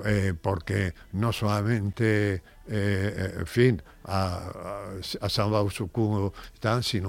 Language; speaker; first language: Spanish; native; Spanish